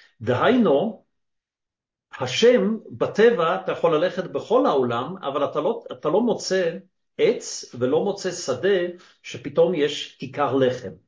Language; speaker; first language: Hebrew; native; Hebrew